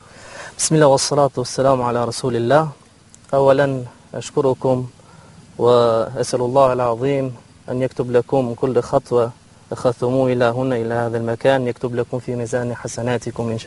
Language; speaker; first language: Arabic; non-native, local second language; Albanian